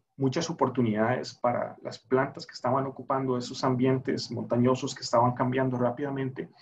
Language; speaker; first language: Spanish; native; Spanish